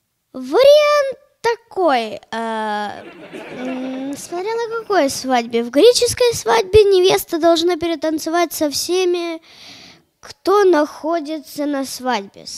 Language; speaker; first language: Russian; native; Russian